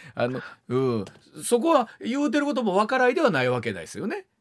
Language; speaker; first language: Japanese; native; Japanese